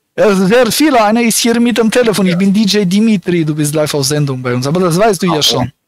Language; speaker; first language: German; native; German